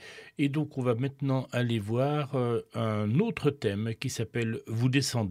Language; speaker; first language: French; native; French